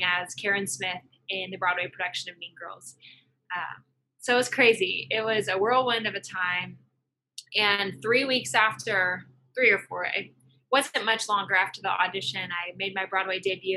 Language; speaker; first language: English; native; English